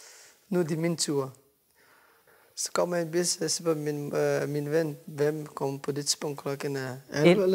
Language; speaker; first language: Danish; non-native, learner; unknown